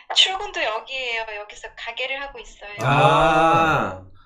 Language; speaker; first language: Korean; native; Korean